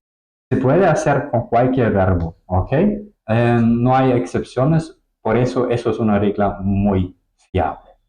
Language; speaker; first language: Spanish; non-native, fluent; German